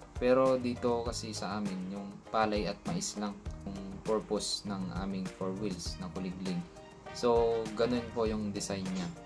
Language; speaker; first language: Filipino; non-native, local second language; Iloko